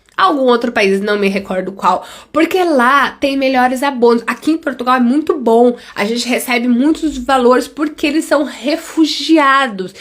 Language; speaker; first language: Portuguese; native; Portuguese